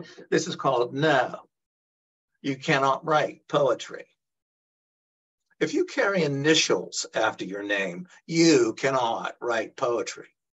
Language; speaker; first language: English; early bilingual, other home language; Italian